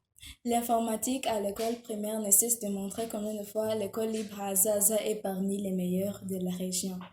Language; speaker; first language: French; non-native, local second language; Kinyarwanda